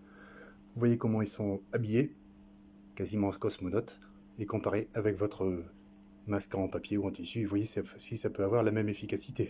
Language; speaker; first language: French; native; French